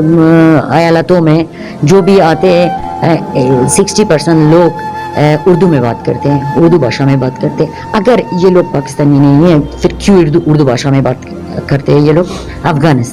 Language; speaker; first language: Hindi; non-native, fluent; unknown